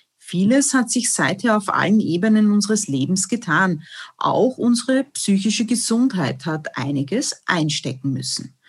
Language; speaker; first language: German; native; German